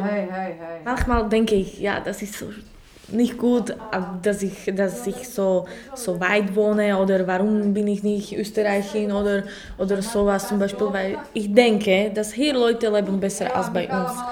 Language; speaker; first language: German; non-native, learner; Slovak